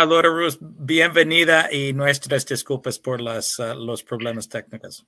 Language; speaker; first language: Spanish; non-native, fluent; English